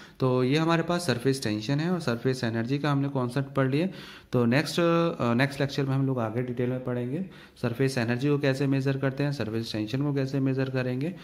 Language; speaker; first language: Hindi; native; Hindi